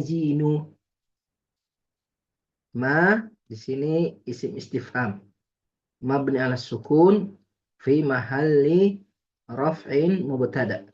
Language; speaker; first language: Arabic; non-native, fluent; Indonesian